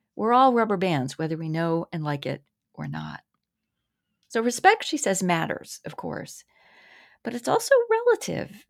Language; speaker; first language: English; native; English